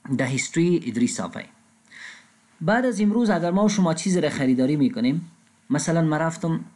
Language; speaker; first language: Persian; non-native, local second language; Pashto